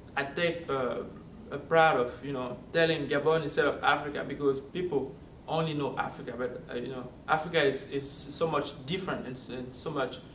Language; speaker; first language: English; non-native, fluent; French